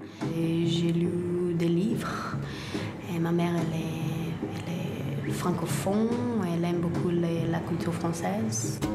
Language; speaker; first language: French; non-native, fluent; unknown